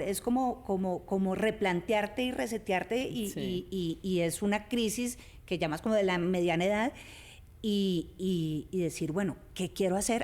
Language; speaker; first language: Spanish; native; Spanish